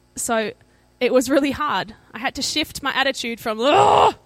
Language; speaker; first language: English; native; English